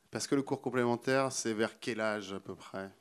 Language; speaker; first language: French; native; French